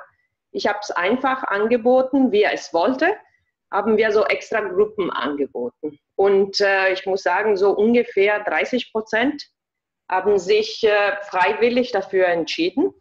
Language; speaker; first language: German; non-native, fluent; Italian